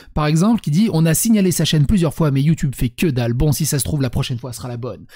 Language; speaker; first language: French; early bilingual, other home language; Serbian